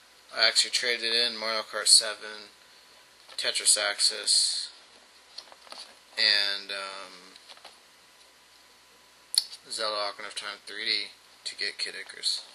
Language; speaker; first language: English; native; English